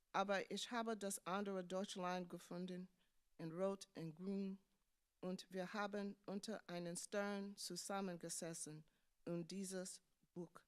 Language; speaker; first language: German; non-native, learner; English